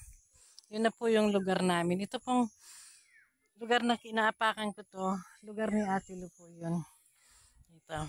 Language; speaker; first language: Filipino; native; Filipino